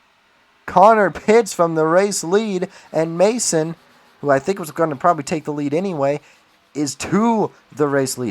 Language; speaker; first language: English; native; English